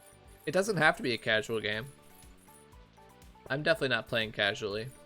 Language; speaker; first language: English; native; English